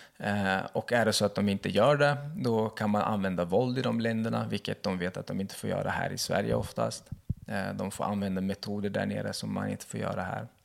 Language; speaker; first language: Swedish; early bilingual, other home language; Kurdish